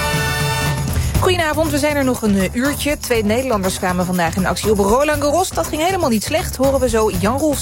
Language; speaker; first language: Dutch; native; Dutch